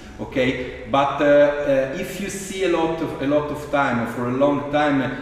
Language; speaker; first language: English; non-native, fluent; Italian